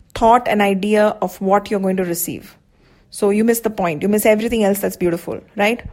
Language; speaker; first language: English; non-native, local second language; Hindi